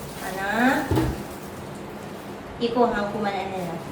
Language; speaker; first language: Korean; non-native, learner; Thai